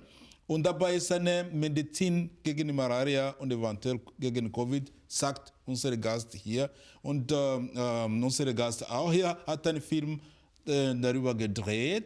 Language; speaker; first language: German; non-native, fluent; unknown